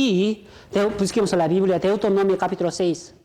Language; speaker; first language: Spanish; non-native, fluent; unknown